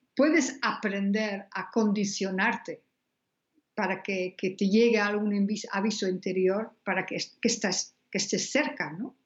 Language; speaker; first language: Spanish; non-native, fluent; Dutch